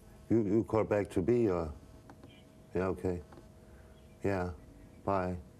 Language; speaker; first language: English; non-native, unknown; Danish